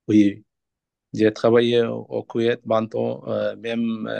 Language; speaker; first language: French; non-native, learner; Bangla